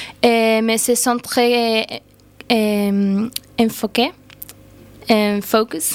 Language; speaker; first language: French; non-native, learner; Spanish